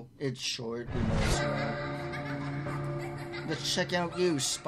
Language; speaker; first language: English; native; English